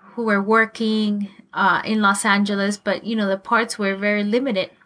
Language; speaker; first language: English; non-native, fluent; Spanish